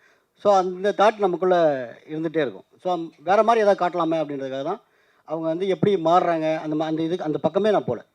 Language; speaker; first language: Tamil; native; Tamil